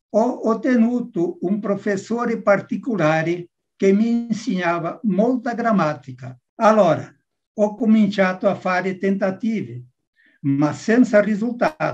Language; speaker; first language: Italian; non-native, learner; Portuguese